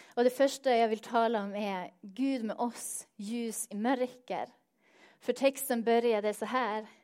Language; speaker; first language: Swedish; non-native, fluent; Norwegian